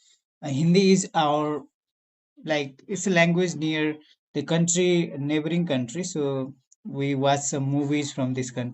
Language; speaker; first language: English; non-native, learner; Nepali